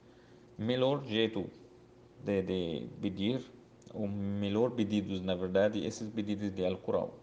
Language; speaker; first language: Portuguese; non-native, learner; Arabic